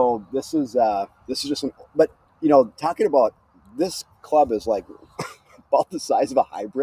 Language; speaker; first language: English; native; English